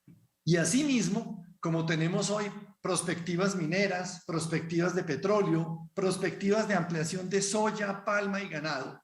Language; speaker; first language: Spanish; native; Spanish